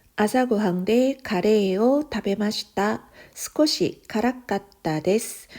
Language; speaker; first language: Japanese; non-native, fluent; Korean